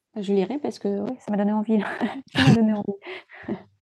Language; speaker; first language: French; native; French